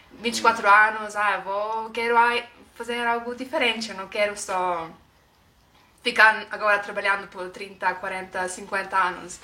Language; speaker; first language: Portuguese; non-native, fluent; Estonian